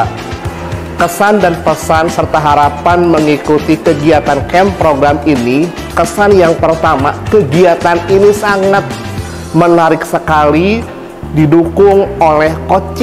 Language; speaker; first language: Indonesian; non-native, local second language; Sundanese